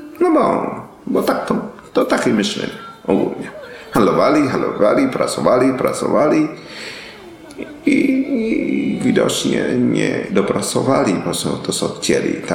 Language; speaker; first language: Polish; non-native, learner; Vietnamese